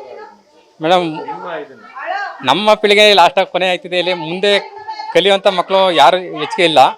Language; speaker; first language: Kannada; native; Kannada